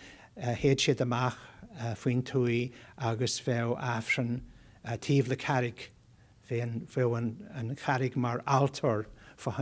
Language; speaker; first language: Irish; non-native, fluent; English